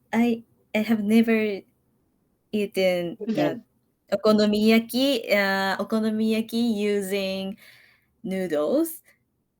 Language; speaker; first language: English; non-native, learner; Japanese